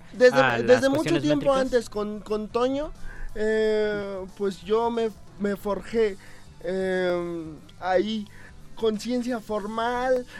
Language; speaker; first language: Spanish; native; Spanish